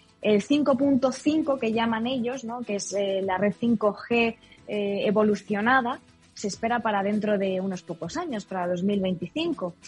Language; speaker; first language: Spanish; native; Spanish